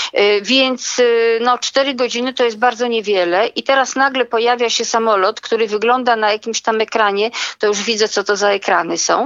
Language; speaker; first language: Polish; native; Polish